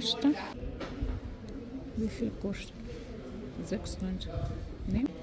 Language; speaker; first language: German; non-native, learner; Russian